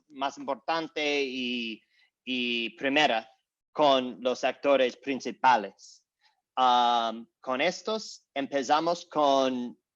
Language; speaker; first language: Spanish; non-native, learner; English